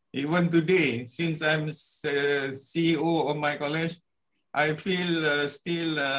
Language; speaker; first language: English; non-native, local second language; Malay